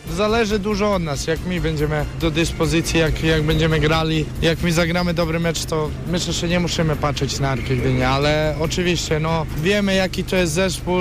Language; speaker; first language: Polish; non-native, fluent; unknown